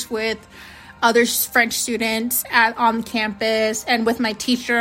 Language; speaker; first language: English; early bilingual, other home language; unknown